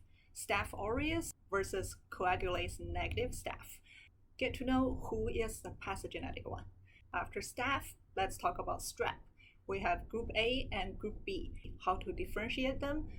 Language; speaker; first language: English; non-native, fluent; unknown